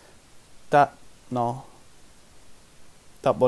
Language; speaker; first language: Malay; non-native, learner; English